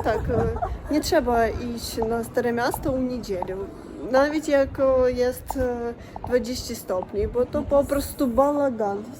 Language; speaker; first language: Polish; non-native, learner; Russian